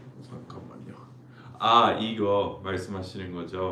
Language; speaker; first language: Korean; non-native, fluent; English